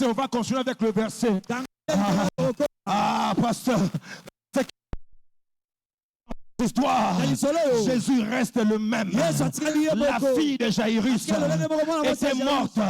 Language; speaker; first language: French; non-native, local second language; Lingala